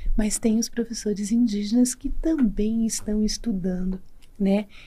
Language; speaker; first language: Portuguese; native; Portuguese